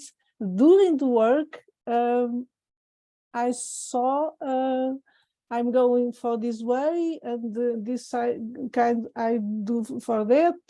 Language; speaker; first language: English; non-native, fluent; Portuguese